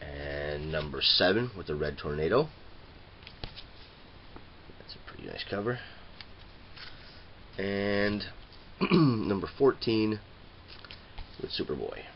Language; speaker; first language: English; native; English